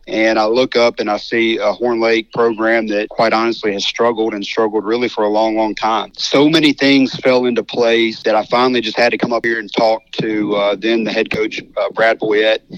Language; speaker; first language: English; native; English